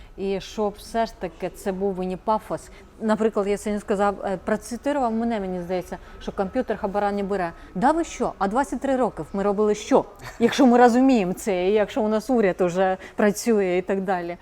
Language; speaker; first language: Ukrainian; non-native, fluent; Estonian